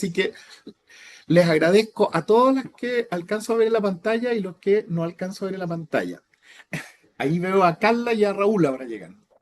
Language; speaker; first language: Spanish; native; Spanish